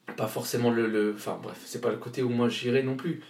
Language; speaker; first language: French; native; French